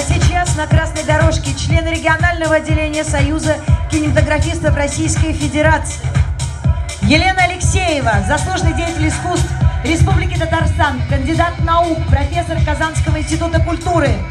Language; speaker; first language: Russian; native; Russian